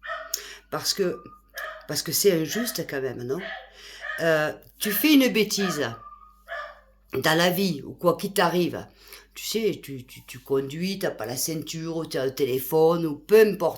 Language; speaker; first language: French; native; French